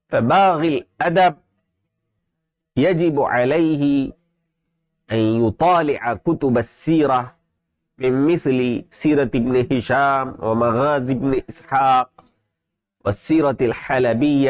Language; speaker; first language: Arabic; non-native, fluent; Urdu